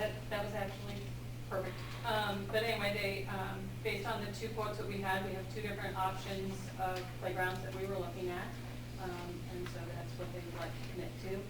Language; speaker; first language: English; native; English